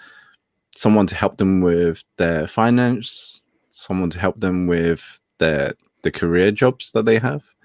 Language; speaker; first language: English; native; English